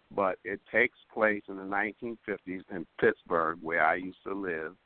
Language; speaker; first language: English; native; English